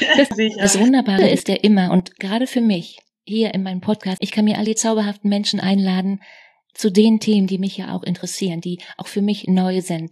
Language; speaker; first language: German; native; German